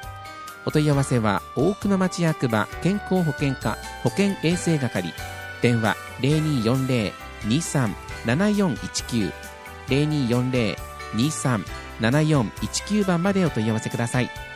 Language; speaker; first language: Japanese; native; Japanese